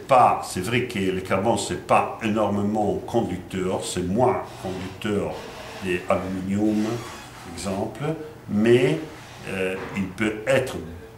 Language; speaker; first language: French; non-native, fluent; Italian